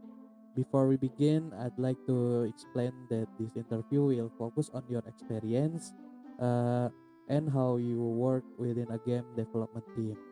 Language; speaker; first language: English; non-native, learner; Indonesian